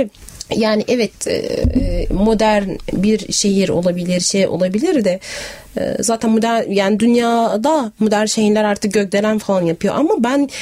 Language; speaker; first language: Turkish; non-native, fluent; Arabic